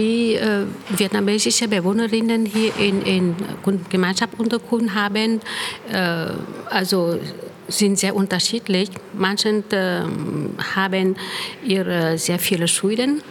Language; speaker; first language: German; non-native, fluent; Vietnamese